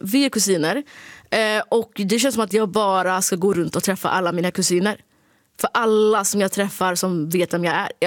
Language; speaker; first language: Swedish; early bilingual, other home language; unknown